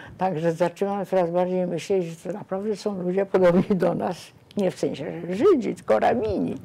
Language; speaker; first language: Polish; native; Polish